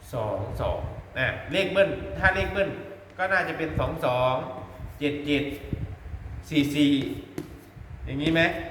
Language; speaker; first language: Thai; non-native, local second language; Northeastern Thai